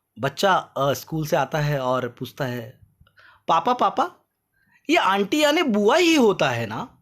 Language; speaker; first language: Hindi; native; Hindi